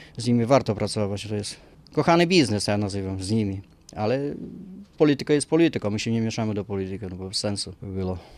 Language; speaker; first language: Polish; native; Polish